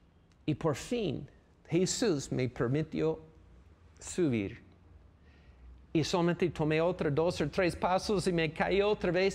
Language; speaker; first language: Spanish; non-native, fluent; English